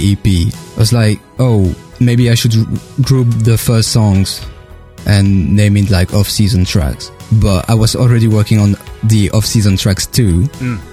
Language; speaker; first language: English; non-native, fluent; French